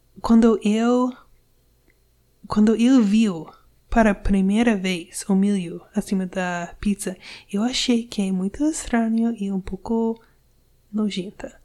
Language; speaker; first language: Portuguese; non-native, learner; English